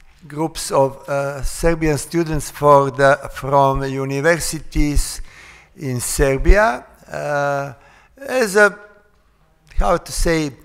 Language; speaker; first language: English; non-native, fluent; Serbian